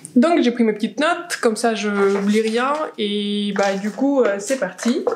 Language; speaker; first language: French; non-native, fluent; Russian